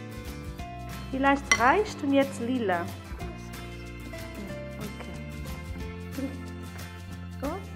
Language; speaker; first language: German; non-native, learner; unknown